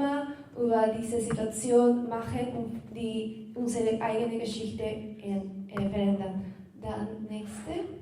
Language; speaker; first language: German; non-native, learner; Spanish